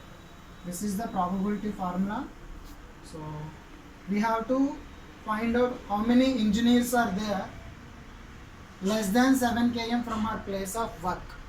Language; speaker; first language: English; non-native, local second language; Telugu